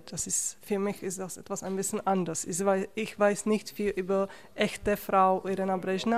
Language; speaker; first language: German; non-native, fluent; Czech